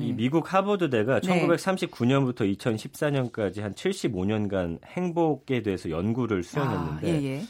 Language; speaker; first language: Korean; native; Korean